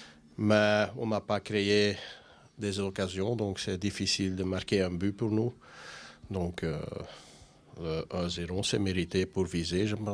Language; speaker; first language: French; non-native, learner; Dutch